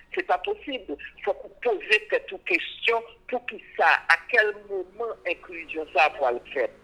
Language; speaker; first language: French; non-native, local second language; Haitian Creole